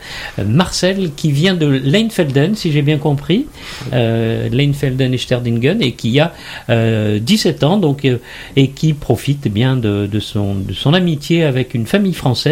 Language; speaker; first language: French; native; French